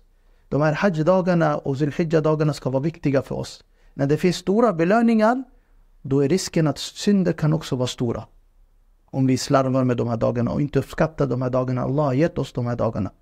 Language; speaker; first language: Swedish; non-native, fluent; Urdu